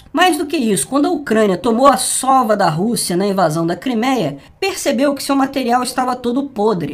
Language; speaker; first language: Portuguese; native; Portuguese